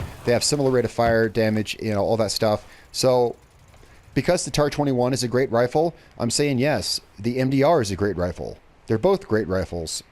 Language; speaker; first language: English; native; English